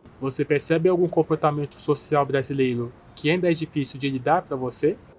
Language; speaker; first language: Portuguese; native; Portuguese